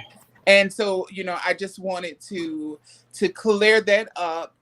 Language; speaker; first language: English; native; English